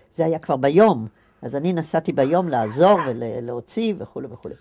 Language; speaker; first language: Hebrew; native; Hebrew